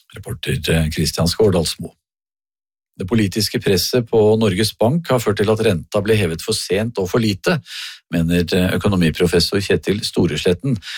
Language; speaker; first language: Norwegian; native; Norwegian